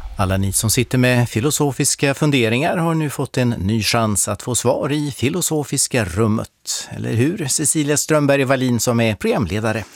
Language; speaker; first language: Swedish; native; Swedish